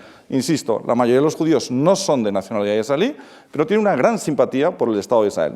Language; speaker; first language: Spanish; native; Spanish